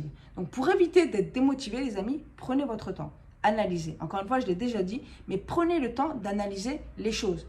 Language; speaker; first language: French; native; French